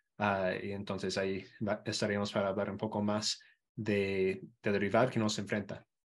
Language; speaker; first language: Spanish; non-native, fluent; English